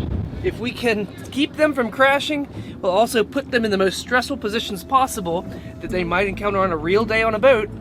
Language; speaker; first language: English; native; English